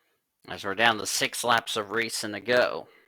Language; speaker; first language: English; native; English